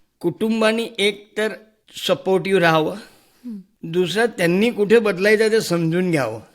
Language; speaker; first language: Marathi; non-native, local second language; Hindi